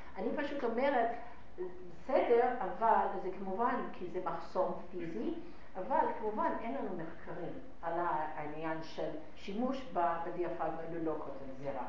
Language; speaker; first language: Hebrew; non-native, fluent; English